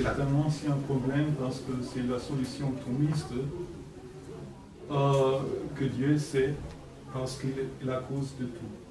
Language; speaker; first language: French; non-native, fluent; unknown